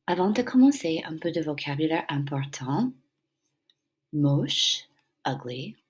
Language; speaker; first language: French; non-native, fluent; English